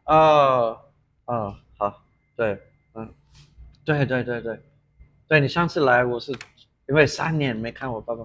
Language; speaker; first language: Chinese; non-native, fluent; English